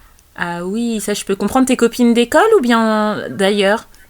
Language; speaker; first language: French; native; French